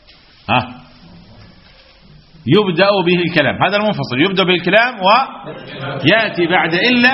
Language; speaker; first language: Arabic; native; Arabic